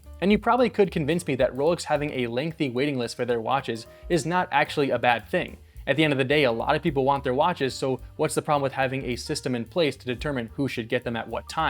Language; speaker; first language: English; native; English